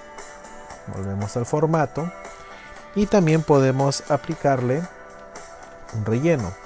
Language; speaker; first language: Spanish; native; Spanish